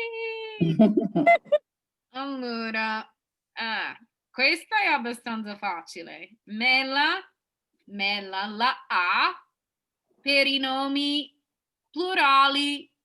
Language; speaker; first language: Italian; non-native, fluent; English